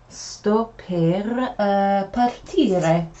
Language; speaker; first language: Italian; non-native, fluent; English